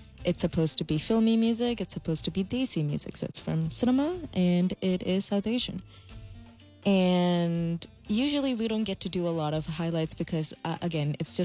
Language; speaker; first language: English; non-native, local second language; Malayalam